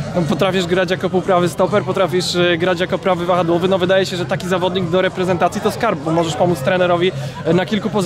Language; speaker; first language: Polish; native; Polish